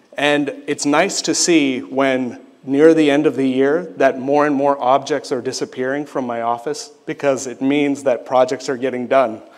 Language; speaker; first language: English; native; English